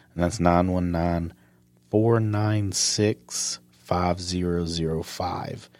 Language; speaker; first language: English; native; English